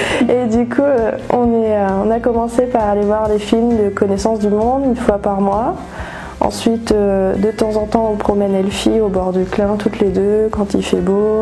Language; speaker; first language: French; native; French